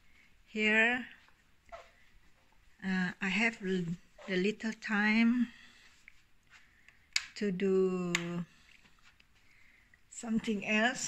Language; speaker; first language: English; non-native, learner; Indonesian